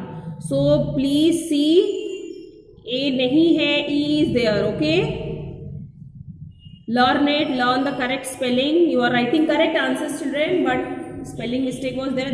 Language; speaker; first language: English; non-native, local second language; Hindi